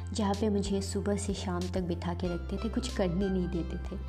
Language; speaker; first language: Hindi; non-native, local second language; Assamese